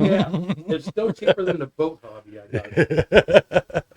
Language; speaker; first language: English; native; English